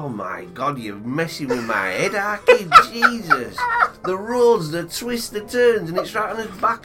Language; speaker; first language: English; native; English